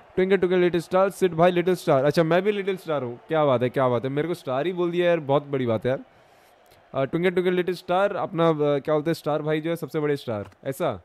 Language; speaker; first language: Hindi; non-native, local second language; Bangla